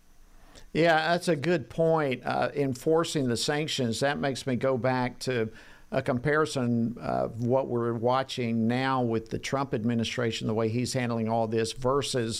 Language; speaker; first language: English; native; English